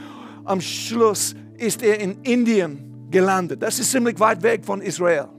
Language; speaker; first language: German; non-native, fluent; English